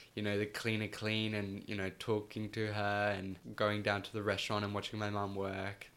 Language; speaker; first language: English; early bilingual, other home language; Spanish